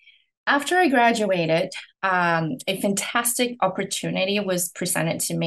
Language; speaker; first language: English; non-native, local second language; Cantonese